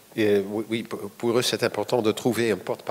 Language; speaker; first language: French; non-native, fluent; Dutch